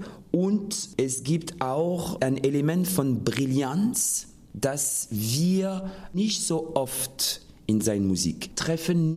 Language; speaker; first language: German; non-native, fluent; French